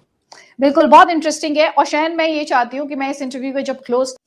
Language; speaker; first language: Hindi; native; Hindi